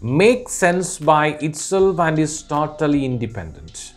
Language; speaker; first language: English; non-native, local second language; Malayalam